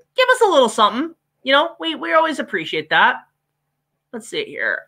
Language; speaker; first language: English; native; English